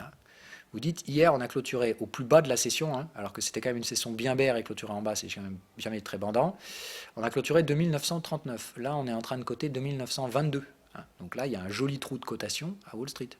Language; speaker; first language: French; native; French